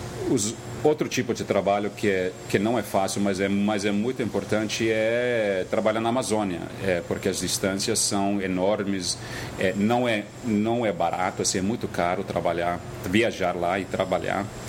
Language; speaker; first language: Portuguese; non-native, fluent; English